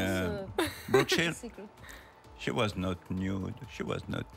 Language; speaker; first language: English; non-native, learner; French